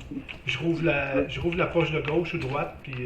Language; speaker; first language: French; native; French